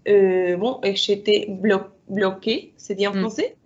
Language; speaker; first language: French; non-native, learner; Spanish